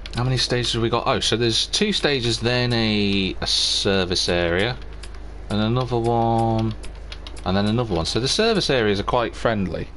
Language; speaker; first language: English; native; English